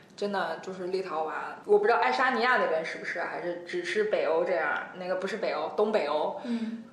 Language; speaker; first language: Chinese; native; Chinese